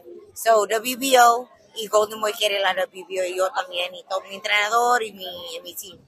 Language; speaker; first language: Spanish; non-native, learner; English